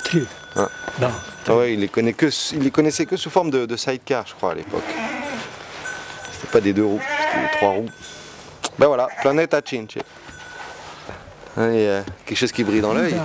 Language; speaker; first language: French; native; French